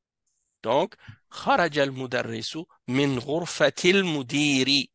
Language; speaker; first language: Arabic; non-native, fluent; French